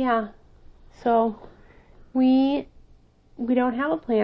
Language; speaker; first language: English; native; English